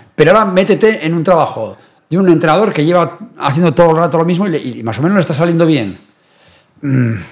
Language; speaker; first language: Spanish; native; Spanish